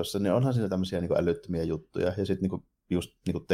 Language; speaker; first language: Finnish; native; Finnish